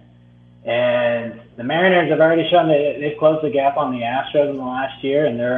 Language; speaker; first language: English; native; English